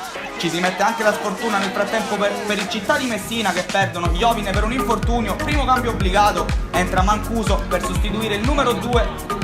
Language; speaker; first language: Italian; native; Italian